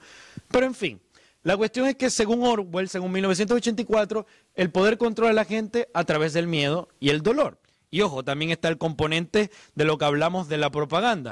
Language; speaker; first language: Spanish; native; Spanish